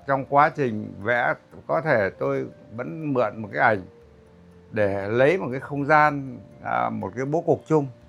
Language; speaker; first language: Vietnamese; native; Vietnamese